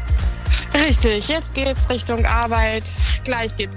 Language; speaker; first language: German; native; German